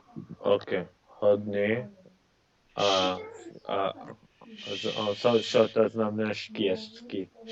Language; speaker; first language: Czech; non-native, learner; English